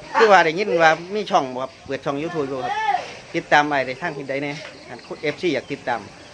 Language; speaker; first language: Thai; native; Thai